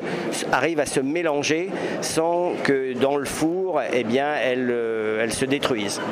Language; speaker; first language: French; native; French